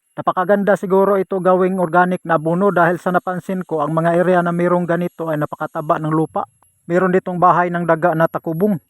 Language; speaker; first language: Filipino; non-native, local second language; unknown